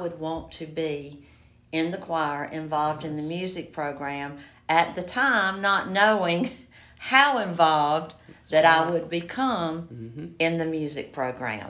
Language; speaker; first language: English; native; English